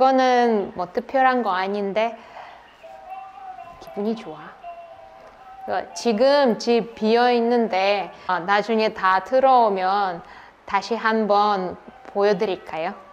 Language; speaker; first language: Korean; non-native, fluent; Russian